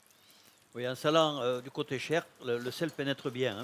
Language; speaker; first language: French; native; French